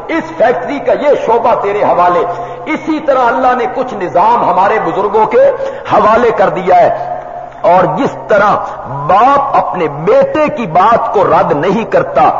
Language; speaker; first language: Urdu; non-native, local second language; Punjabi